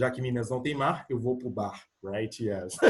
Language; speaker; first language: Portuguese; native; Portuguese